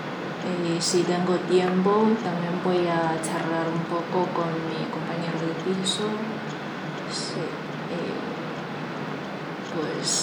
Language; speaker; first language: Spanish; non-native, fluent; Chinese